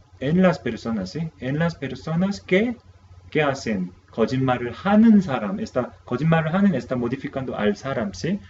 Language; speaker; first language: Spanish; non-native, fluent; Korean